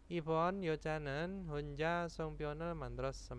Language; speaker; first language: Korean; non-native, fluent; Indonesian